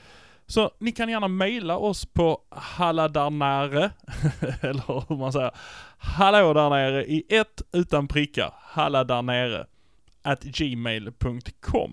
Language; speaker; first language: Swedish; native; Swedish